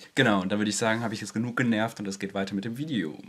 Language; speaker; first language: German; native; German